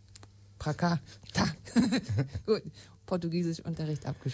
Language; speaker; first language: German; native; German